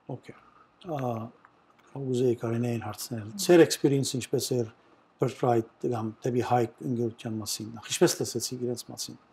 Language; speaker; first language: Armenian; early bilingual, heritage; Armenian